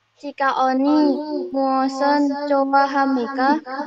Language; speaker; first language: Korean; non-native, learner; Indonesian